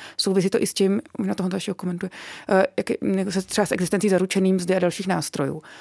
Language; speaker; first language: Czech; native; Czech